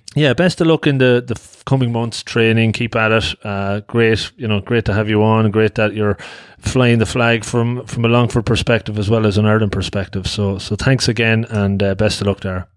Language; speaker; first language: English; native; English